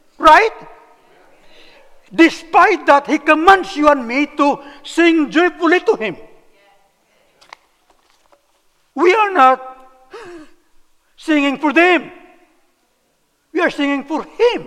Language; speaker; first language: English; non-native, local second language; Cebuano